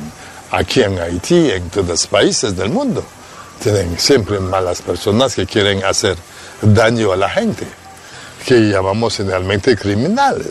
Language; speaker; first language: Spanish; non-native, fluent; Haitian Creole